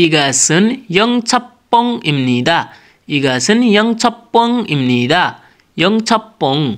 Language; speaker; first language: Korean; non-native, learner; Nepali